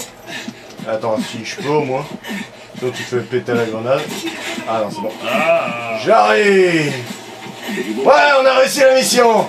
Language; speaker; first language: French; native; French